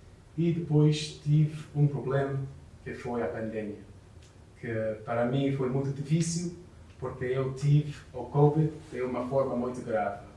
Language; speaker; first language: Portuguese; non-native, learner; English